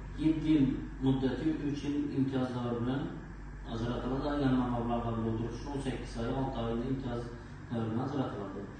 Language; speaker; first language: Uzbek; native; Uzbek